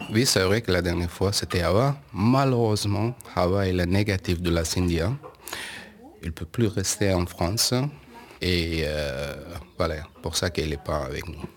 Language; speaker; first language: French; non-native, learner; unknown